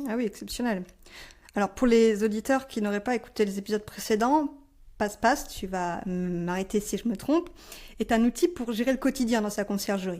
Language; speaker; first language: French; native; French